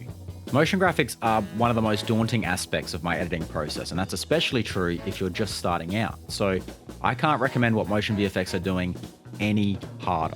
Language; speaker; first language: English; native; English